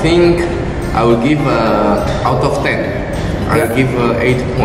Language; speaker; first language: English; non-native, learner; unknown